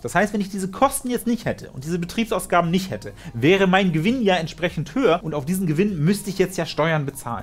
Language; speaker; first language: German; native; German